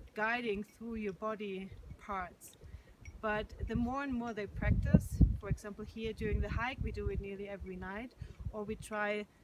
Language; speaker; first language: English; non-native, fluent; German